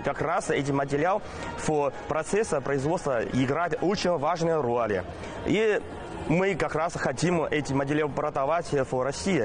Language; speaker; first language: Russian; non-native, learner; Chinese